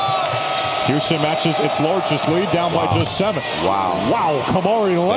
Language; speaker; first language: English; native; English